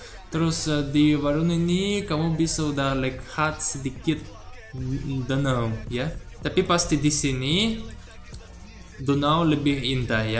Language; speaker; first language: Indonesian; non-native, learner; Russian